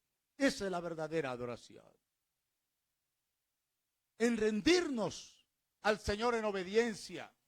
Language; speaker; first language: Spanish; native; Spanish